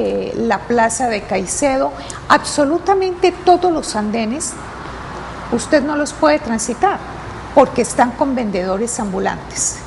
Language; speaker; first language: Spanish; native; Spanish